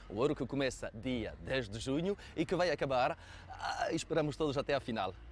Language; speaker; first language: Portuguese; early bilingual, heritage; French